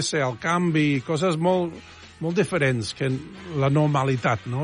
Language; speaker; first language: Catalan; non-native, fluent; English